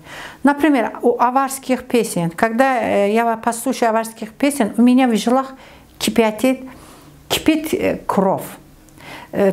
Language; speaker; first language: Russian; non-native, learner; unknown